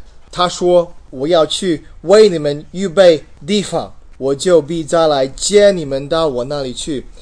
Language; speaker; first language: Chinese; non-native, fluent; English